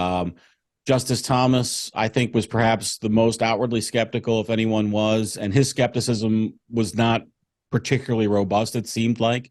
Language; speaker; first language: English; native; English